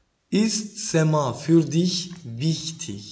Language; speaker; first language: German; non-native, fluent; Turkish